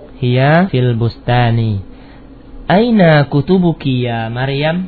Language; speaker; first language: Arabic; non-native, fluent; Indonesian